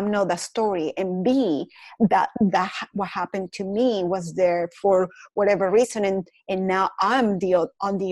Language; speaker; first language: English; non-native, fluent; Spanish